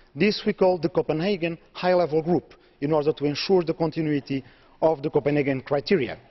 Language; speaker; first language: English; non-native, fluent; Portuguese